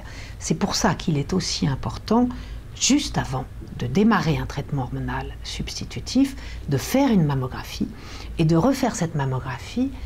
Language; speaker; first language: French; native; French